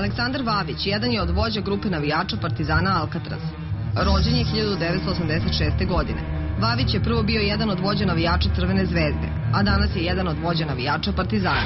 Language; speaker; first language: Serbian; native; Serbian